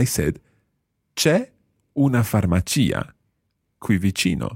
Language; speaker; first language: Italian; non-native, fluent; English